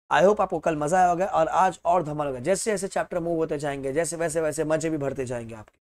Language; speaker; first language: Hindi; native; Hindi